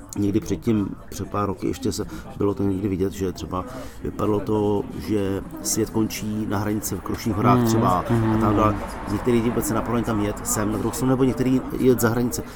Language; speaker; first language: Czech; native; Czech